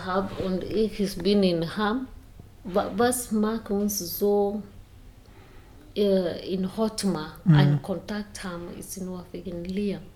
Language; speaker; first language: German; non-native, learner; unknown